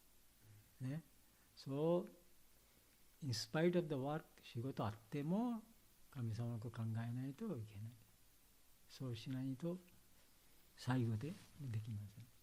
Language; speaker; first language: Japanese; non-native, learner; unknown